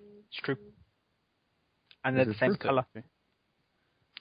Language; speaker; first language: English; native; English